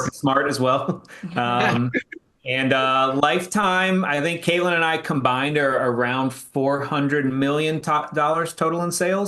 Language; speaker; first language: English; native; English